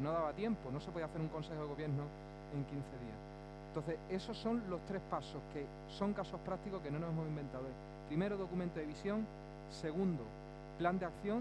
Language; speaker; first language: Spanish; native; Spanish